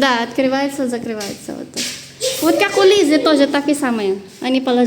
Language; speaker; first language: Russian; non-native, learner; Filipino